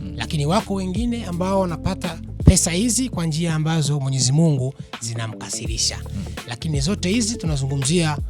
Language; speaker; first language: Swahili; native; Swahili